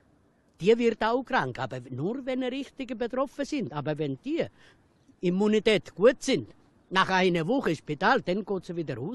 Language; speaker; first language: German; non-native, fluent; Italian